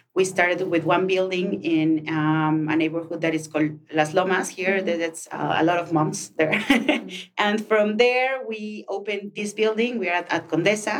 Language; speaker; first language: English; non-native, fluent; Spanish